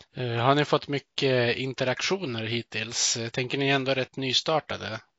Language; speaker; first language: Swedish; native; Swedish